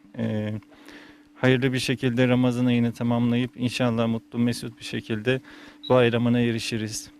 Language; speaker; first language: Turkish; native; Turkish